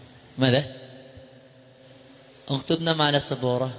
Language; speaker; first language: Arabic; non-native, fluent; Indonesian